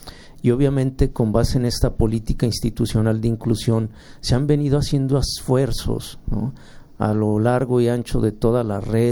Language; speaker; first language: Spanish; native; Spanish